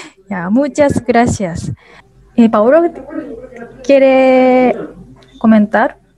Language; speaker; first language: Spanish; non-native, learner; Japanese